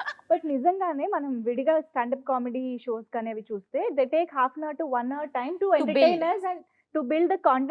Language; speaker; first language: Telugu; native; Telugu